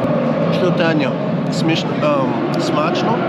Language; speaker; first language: Ukrainian; non-native, learner; English